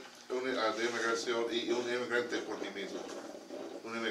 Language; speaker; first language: Spanish; non-native, learner; English